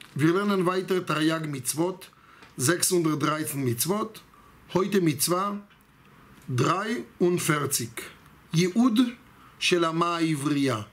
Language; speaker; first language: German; non-native, fluent; Hebrew